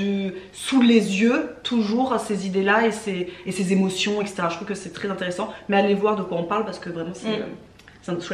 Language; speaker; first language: French; native; French